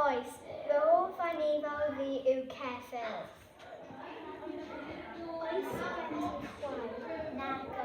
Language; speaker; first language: Welsh; non-native, local second language; English